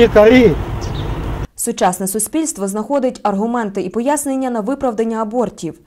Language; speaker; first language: Ukrainian; native; Ukrainian